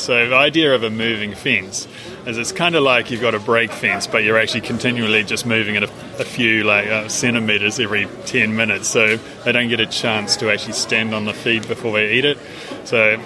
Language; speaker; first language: English; native; English